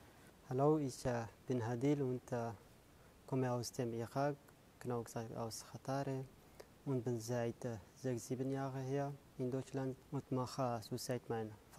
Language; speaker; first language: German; non-native, fluent; Kurdish